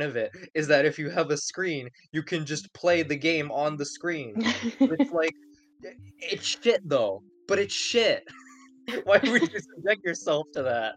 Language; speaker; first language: English; non-native, local second language; Cantonese